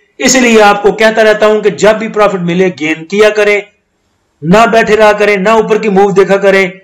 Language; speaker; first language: Urdu; non-native, local second language; Punjabi